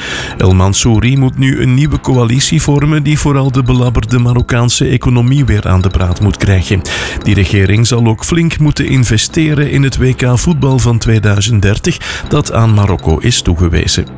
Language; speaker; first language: Dutch; native; Dutch